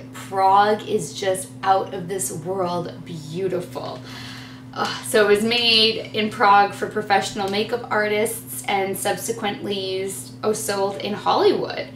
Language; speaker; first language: English; native; English